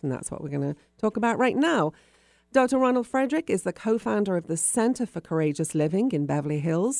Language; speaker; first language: English; native; English